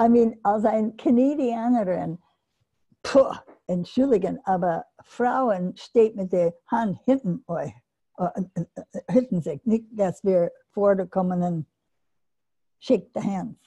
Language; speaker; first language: German; non-native, learner; English